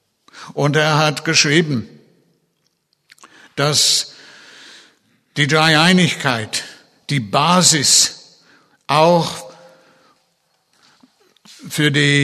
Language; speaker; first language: German; non-native, fluent; English